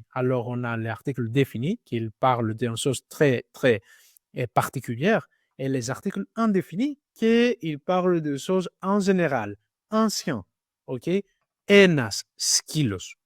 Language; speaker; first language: French; non-native, learner; Greek